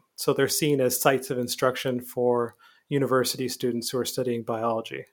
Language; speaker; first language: English; native; English